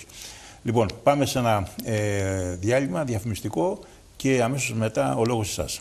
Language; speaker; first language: Greek; native; Greek